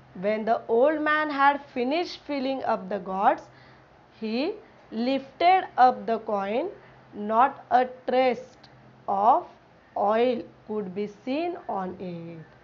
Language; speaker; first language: English; non-native, local second language; Marathi